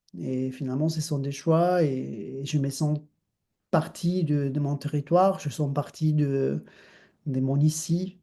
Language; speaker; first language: French; non-native, fluent; Spanish